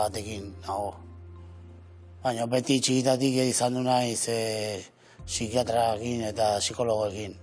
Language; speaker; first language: Basque; native; Basque